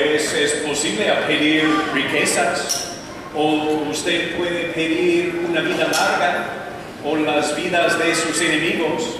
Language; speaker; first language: Spanish; non-native, fluent; English